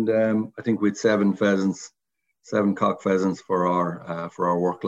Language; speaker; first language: English; native; English